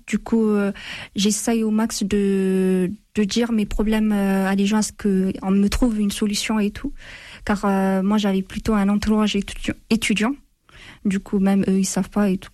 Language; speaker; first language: French; non-native, fluent; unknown